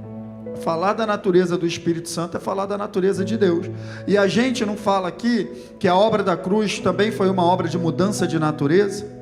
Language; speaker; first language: Portuguese; native; Portuguese